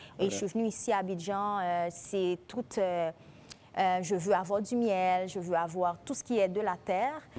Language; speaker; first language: French; non-native, local second language; Haitian Creole